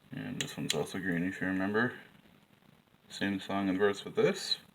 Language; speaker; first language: English; native; English